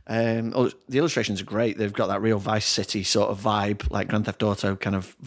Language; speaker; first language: English; native; English